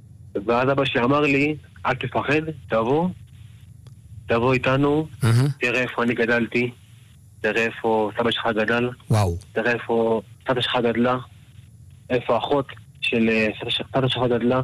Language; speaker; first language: Hebrew; early bilingual, other home language; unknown